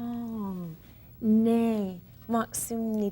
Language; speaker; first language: Korean; non-native, learner; English